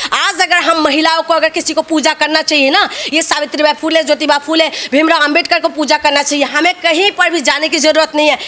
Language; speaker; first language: Hindi; non-native, local second language; Assamese